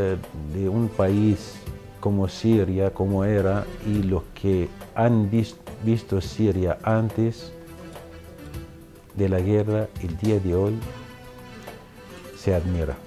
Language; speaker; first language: Spanish; non-native, fluent; Arabic